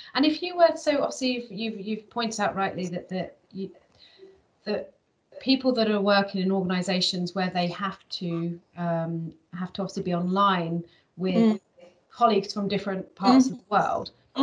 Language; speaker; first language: English; native; English